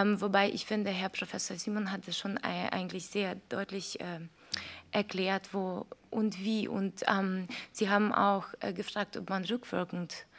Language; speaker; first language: German; non-native, fluent; Ukrainian